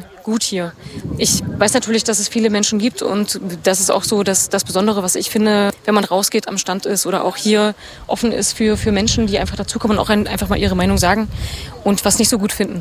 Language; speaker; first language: German; native; German